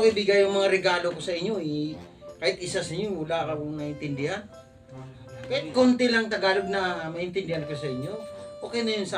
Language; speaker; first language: Filipino; non-native, local second language; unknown